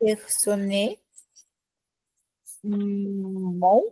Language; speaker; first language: French; non-native, learner; Portuguese